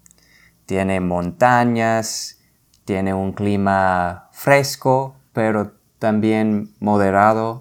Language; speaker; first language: Spanish; non-native, fluent; English